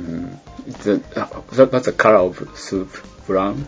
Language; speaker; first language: English; non-native, learner; Japanese